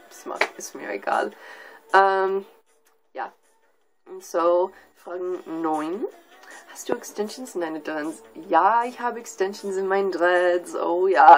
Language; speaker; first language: German; non-native, learner; English